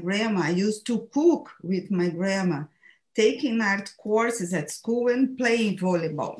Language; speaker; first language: English; non-native, fluent; Portuguese